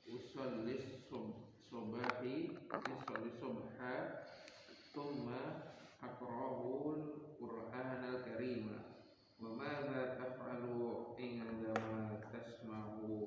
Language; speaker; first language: Arabic; non-native, learner; Indonesian